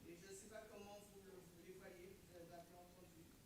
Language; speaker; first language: French; native; French